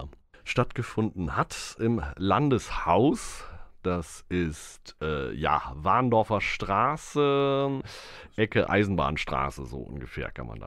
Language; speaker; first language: German; native; German